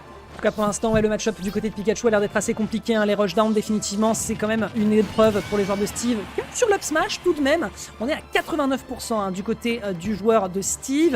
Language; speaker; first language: French; native; French